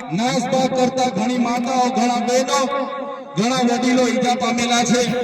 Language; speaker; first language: Gujarati; non-native, local second language; Vasavi